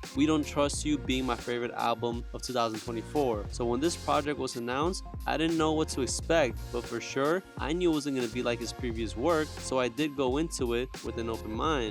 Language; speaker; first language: English; native; English